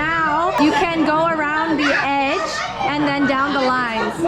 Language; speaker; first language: English; non-native, fluent; Japanese